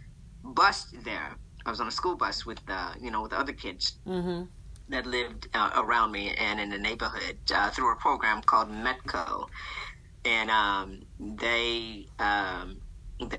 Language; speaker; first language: English; native; English